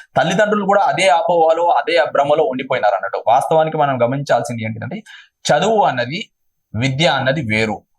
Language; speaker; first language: Telugu; non-native, local second language; Urdu